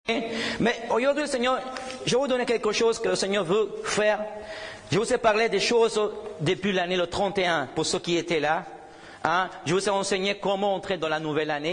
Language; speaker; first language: French; non-native, fluent; Spanish